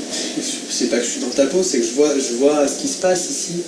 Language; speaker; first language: French; native; French